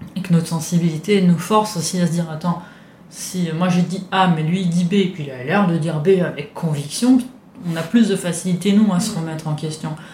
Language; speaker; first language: French; non-native, fluent; Italian